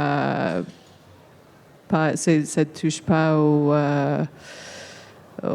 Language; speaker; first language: French; non-native, local second language; English